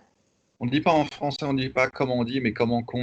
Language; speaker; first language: French; native; French